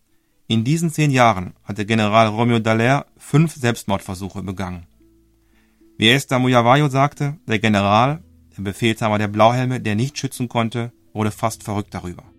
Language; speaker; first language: German; native; German